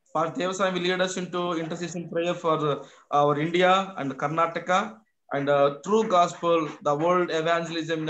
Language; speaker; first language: English; non-native, local second language; Kannada